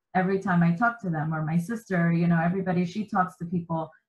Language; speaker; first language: English; early bilingual, other home language; Spanish